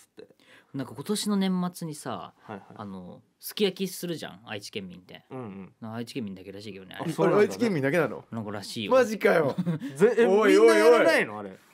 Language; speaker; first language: Japanese; native; Japanese